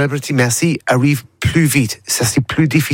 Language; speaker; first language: French; non-native, learner; English